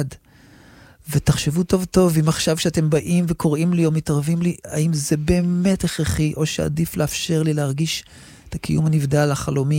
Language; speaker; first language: Hebrew; native; Hebrew